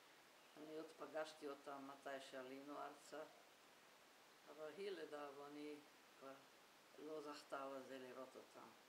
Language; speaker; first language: Hebrew; non-native, fluent; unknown